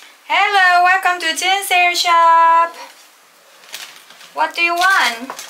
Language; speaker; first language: English; non-native, fluent; Korean